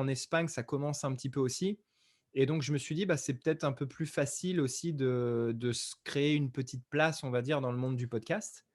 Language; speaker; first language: French; native; French